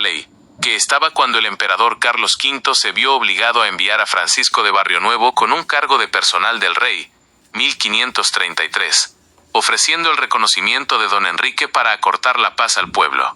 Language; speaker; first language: Spanish; native; Spanish